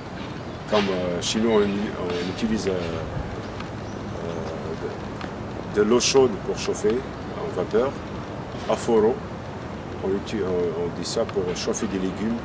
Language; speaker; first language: French; non-native, local second language; Kabyle